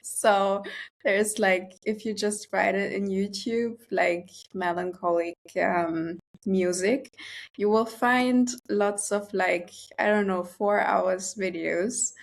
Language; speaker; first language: English; non-native, fluent; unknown